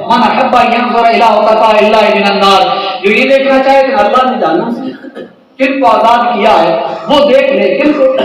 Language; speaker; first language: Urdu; non-native, local second language; Punjabi